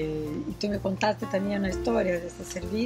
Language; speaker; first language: Spanish; non-native, fluent; Portuguese